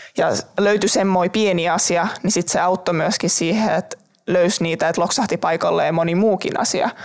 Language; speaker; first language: Finnish; native; Finnish